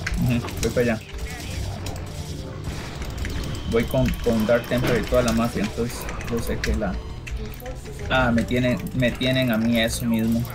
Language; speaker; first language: Spanish; native; Spanish